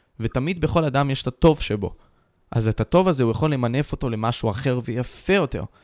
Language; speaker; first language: Hebrew; native; Hebrew